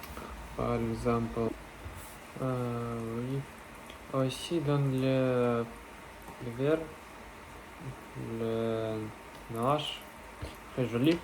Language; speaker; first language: French; non-native, learner; Russian